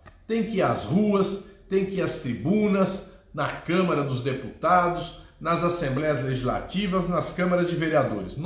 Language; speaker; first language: Portuguese; native; Portuguese